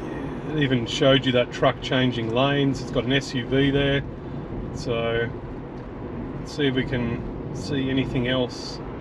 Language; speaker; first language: English; native; English